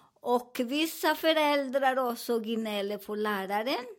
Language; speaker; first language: Swedish; non-native, learner; Spanish